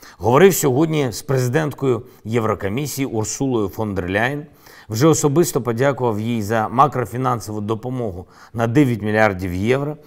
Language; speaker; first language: Ukrainian; non-native, local second language; Russian